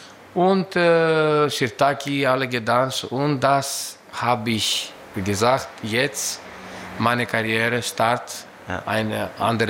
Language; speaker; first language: German; non-native, fluent; Greek